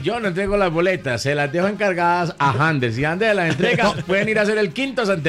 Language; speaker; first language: Spanish; native; Spanish